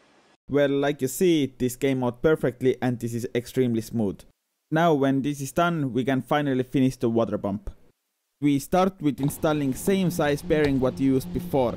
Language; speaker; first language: English; non-native, fluent; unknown